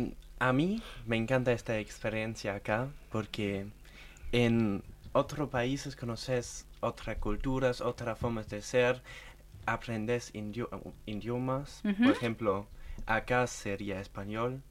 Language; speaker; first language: Spanish; non-native, fluent; German